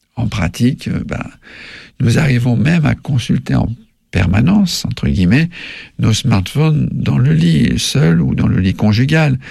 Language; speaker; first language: French; native; French